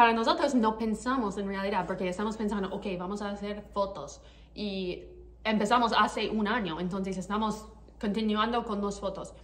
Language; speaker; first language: Spanish; non-native, learner; English